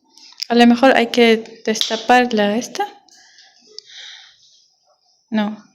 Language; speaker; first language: Spanish; non-native, learner; Armenian